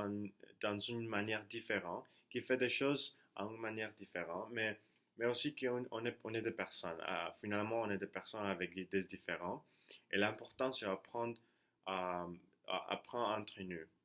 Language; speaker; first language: French; non-native, learner; Spanish